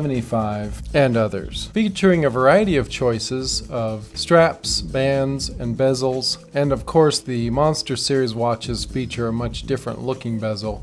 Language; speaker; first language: English; native; English